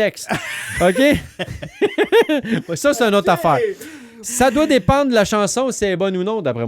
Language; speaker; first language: French; native; French